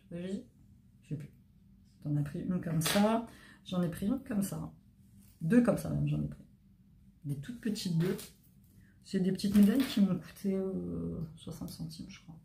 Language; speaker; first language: French; native; French